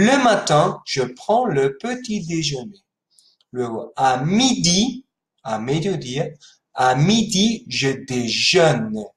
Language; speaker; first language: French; non-native, fluent; Spanish